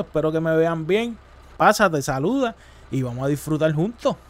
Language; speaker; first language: Spanish; native; Spanish